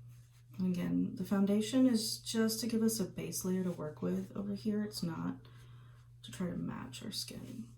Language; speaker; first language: English; native; English